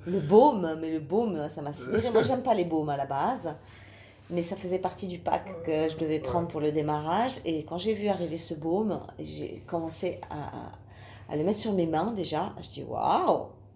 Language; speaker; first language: French; native; French